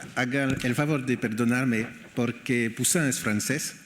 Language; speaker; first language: Spanish; non-native, learner; French